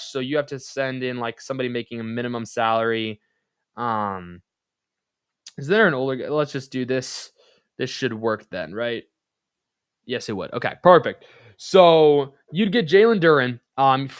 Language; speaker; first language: English; native; English